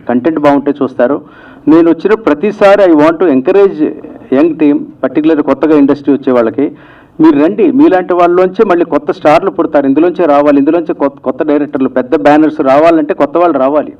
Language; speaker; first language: Telugu; native; Telugu